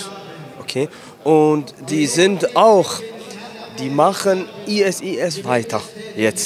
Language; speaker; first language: German; non-native, learner; Kurdish